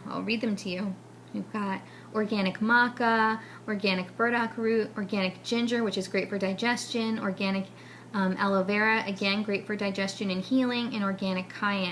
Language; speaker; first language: English; native; English